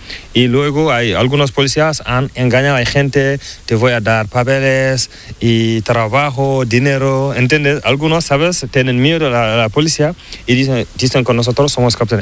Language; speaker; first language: Spanish; non-native, learner; Fula